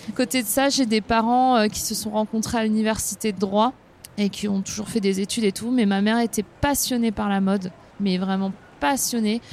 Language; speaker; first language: French; native; French